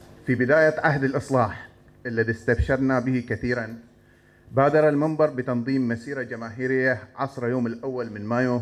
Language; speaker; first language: Arabic; native; Arabic